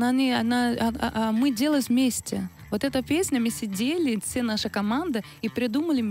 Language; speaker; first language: Russian; non-native, learner; Portuguese